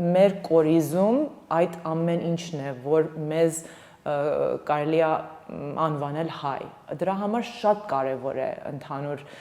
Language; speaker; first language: Armenian; early bilingual, heritage; Armenian